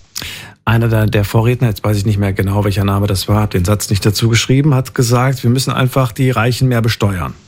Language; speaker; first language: German; native; German